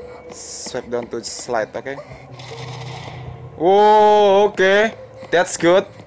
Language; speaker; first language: English; non-native, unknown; Indonesian